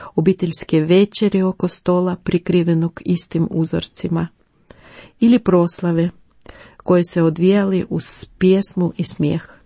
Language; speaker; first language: Croatian; non-native, fluent; Ukrainian